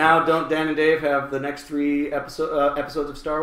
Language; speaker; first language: English; native; English